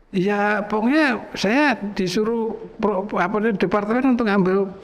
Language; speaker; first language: Indonesian; native; Indonesian